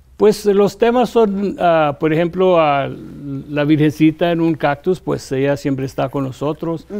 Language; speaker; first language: Spanish; native; Spanish